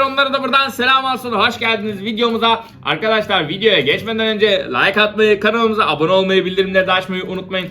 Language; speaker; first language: Turkish; native; Turkish